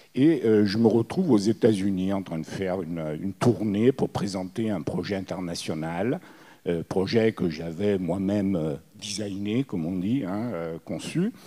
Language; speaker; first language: French; early bilingual, other home language; Italian